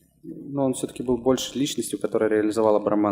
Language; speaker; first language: Russian; native; Russian